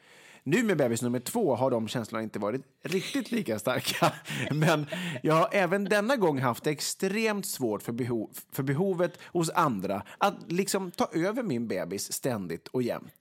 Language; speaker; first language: Swedish; native; Swedish